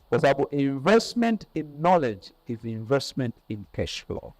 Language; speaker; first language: English; non-native, local second language; Swahili